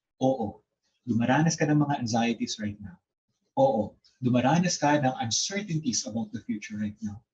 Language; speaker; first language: Filipino; native; Filipino